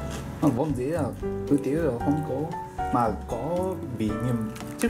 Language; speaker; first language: Vietnamese; non-native, learner; Japanese